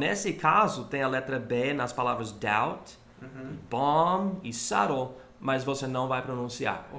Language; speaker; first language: Portuguese; non-native, fluent; English